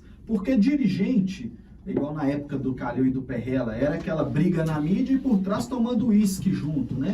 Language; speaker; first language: Portuguese; native; Portuguese